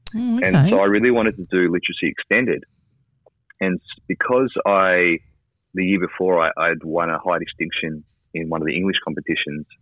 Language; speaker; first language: English; native; English